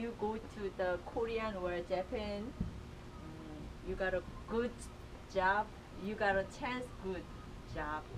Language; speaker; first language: English; non-native, learner; Korean